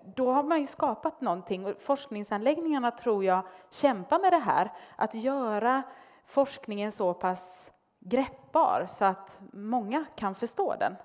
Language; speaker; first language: Swedish; native; Swedish